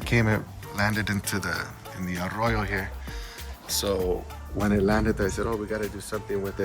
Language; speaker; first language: English; native; English